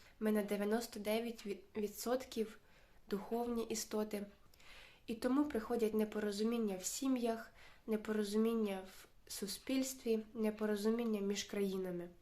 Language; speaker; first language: Ukrainian; native; Ukrainian